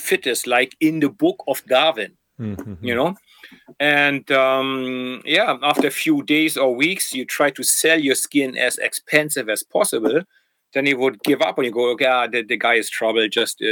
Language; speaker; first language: English; non-native, fluent; German